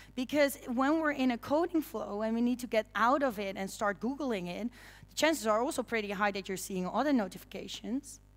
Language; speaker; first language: English; non-native, fluent; Dutch